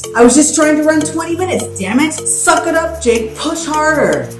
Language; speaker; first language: English; native; English